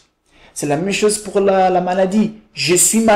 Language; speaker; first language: French; non-native, fluent; Portuguese